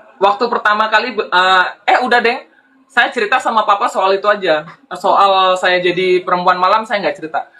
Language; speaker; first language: Indonesian; native; Indonesian